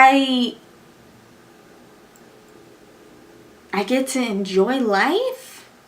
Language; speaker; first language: English; native; English